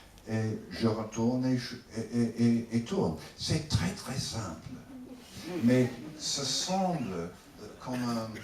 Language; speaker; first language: French; non-native, learner; English